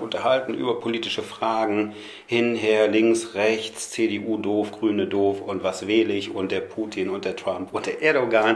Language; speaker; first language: German; native; German